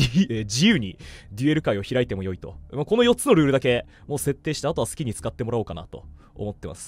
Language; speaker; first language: Japanese; native; Japanese